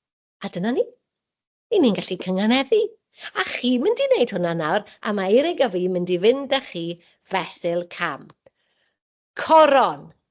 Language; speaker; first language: Welsh; native; Welsh